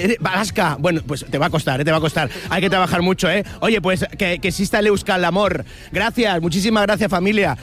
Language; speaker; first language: Spanish; native; Spanish